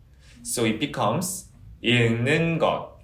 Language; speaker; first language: English; non-native, fluent; Korean